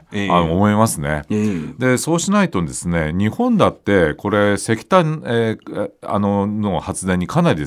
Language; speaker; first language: Japanese; native; Japanese